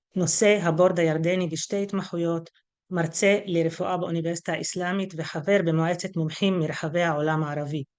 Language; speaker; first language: Hebrew; non-native, local second language; Arabic